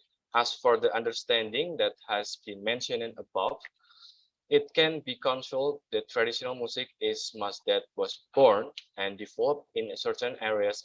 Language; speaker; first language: English; non-native, learner; Indonesian